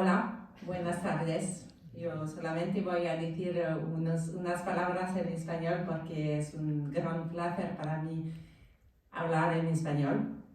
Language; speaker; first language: Spanish; non-native, learner; French